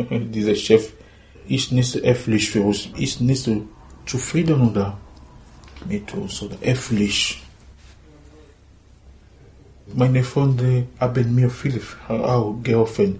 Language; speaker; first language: German; non-native, learner; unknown